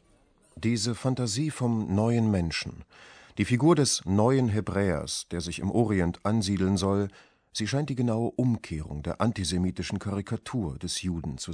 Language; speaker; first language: German; native; German